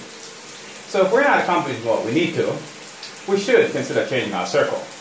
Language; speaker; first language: English; native; English